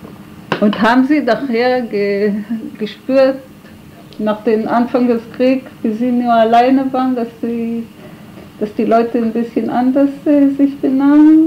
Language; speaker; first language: German; non-native, fluent; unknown